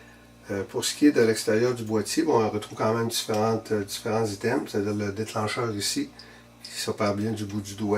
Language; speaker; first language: French; native; French